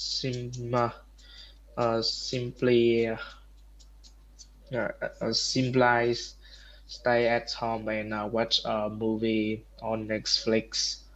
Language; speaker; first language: English; non-native, learner; Vietnamese